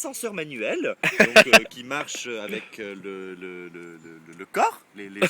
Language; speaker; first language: French; native; French